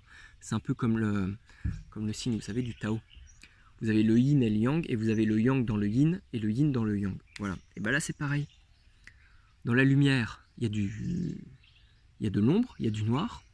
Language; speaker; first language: French; native; French